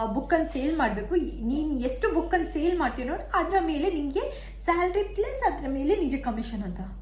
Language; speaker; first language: Kannada; non-native, local second language; Tulu